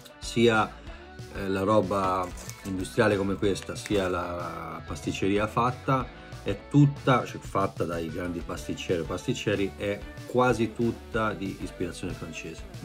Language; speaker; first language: Italian; native; Italian